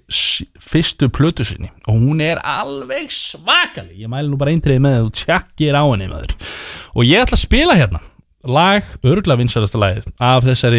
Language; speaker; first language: Icelandic; native; Icelandic